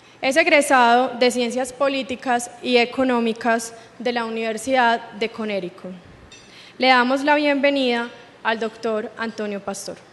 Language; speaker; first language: Spanish; native; Spanish